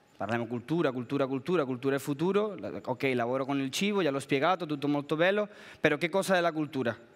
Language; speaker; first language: Italian; non-native, fluent; Spanish